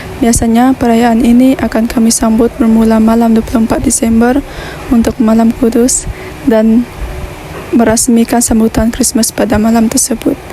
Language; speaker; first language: Malay; non-native, local second language; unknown